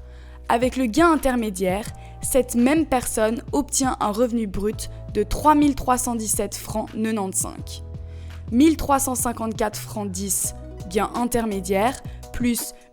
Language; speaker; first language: French; native; French